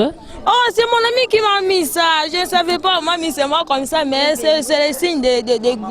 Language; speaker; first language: French; non-native, local second language; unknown